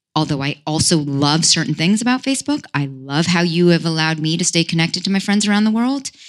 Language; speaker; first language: English; native; English